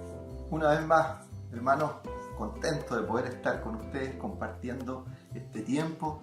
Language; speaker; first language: Spanish; native; Spanish